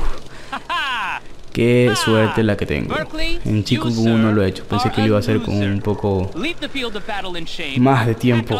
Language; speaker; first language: Spanish; native; Spanish